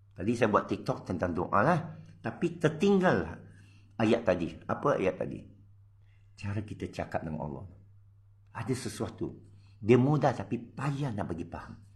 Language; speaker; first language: Malay; non-native, local second language; Min Nan Chinese